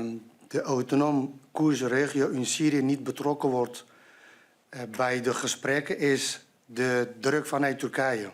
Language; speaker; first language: Dutch; non-native, fluent; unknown